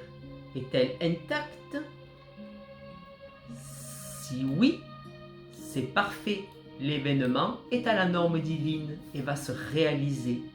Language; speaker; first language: French; native; French